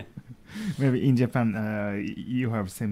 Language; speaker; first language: English; non-native, learner; Japanese